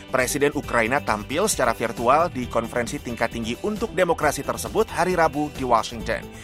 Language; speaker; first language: Indonesian; native; Indonesian